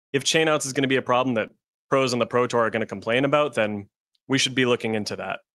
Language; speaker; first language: English; native; English